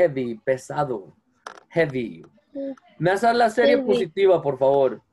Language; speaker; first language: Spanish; native; Spanish